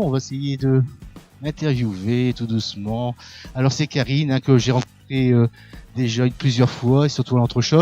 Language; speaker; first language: French; native; French